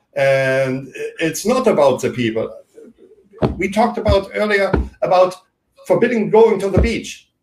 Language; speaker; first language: English; non-native, fluent; German